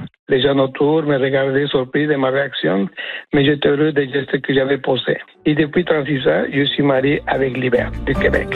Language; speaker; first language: French; non-native, fluent; Spanish